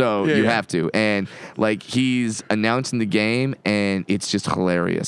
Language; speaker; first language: English; native; English